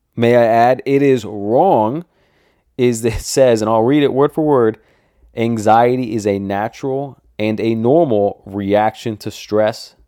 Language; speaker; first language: English; native; English